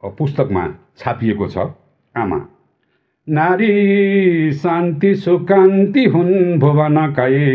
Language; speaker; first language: Nepali; native; Nepali